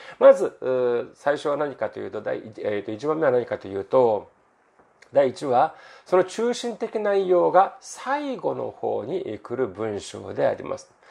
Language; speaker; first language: Japanese; non-native, fluent; Korean